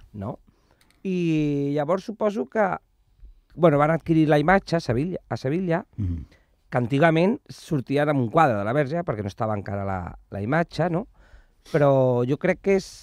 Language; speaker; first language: Catalan; non-native, local second language; Spanish